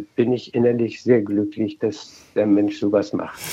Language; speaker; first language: German; non-native, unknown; Persian